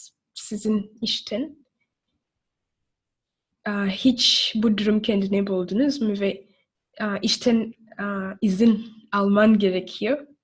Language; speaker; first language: Turkish; non-native, learner; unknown